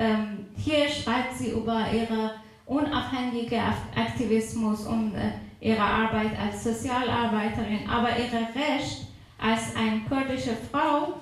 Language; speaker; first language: German; non-native, fluent; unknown